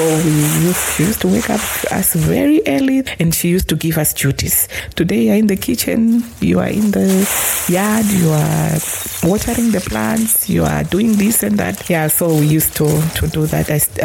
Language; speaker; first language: English; non-native, local second language; Shona